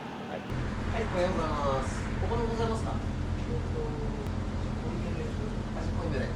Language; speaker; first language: Japanese; native; Japanese